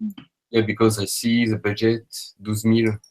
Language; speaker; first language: English; non-native, learner; French